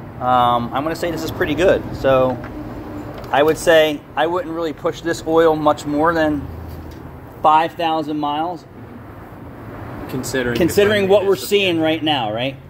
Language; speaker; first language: English; native; English